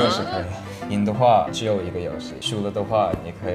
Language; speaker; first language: Chinese; non-native, learner; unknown